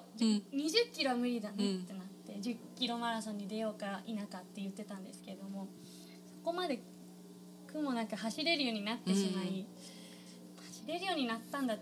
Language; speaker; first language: Japanese; native; Japanese